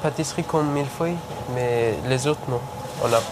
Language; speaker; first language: French; non-native, learner; Persian